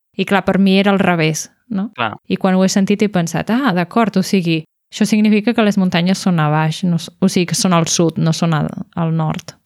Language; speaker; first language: Catalan; native; Catalan